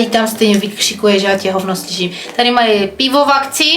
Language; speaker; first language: Czech; native; Czech